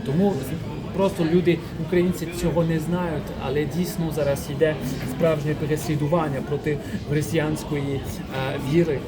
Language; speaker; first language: Ukrainian; non-native, fluent; French